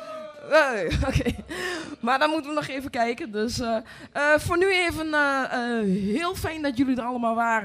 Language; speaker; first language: Dutch; native; Dutch